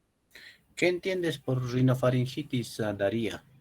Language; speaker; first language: Spanish; native; Spanish